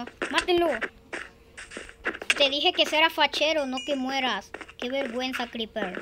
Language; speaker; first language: Spanish; native; Spanish